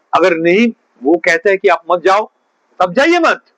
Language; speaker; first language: Hindi; non-native, local second language; Bangla